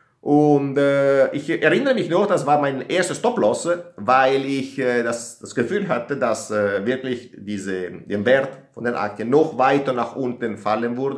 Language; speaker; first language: German; non-native, learner; Italian